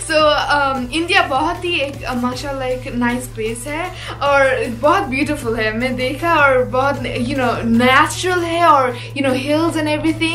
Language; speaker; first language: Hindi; non-native, learner; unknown